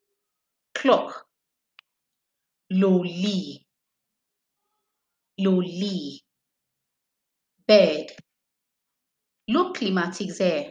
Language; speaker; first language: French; non-native, fluent; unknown